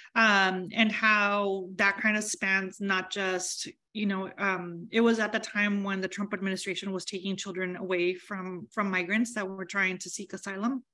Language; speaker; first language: English; early bilingual, other home language; Spanish